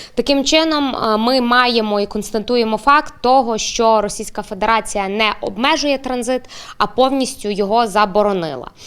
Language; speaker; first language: Ukrainian; native; Ukrainian